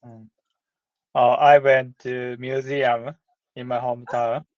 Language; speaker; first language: English; non-native, learner; Japanese